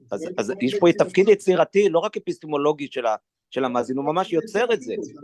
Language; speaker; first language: Hebrew; native; Hebrew